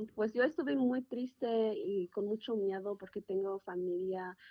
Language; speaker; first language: Spanish; early bilingual, other home language; English